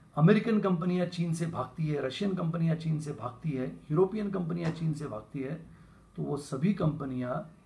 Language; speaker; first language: Hindi; non-native, local second language; Marathi